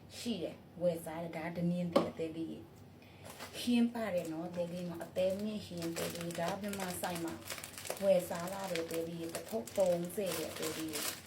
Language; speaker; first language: Burmese; non-native, local second language; Pa'o Karen